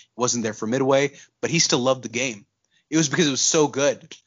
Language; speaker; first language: English; non-native, local second language; Urdu